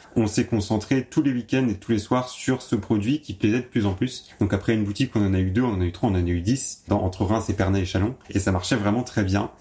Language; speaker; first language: French; native; French